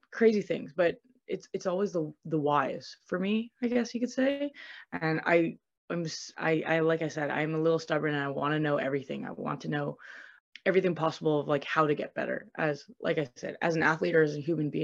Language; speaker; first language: English; native; English